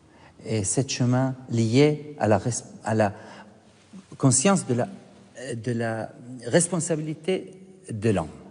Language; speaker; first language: French; non-native, fluent; Arabic